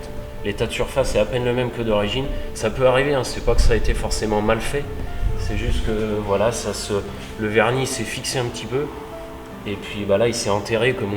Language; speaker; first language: French; native; French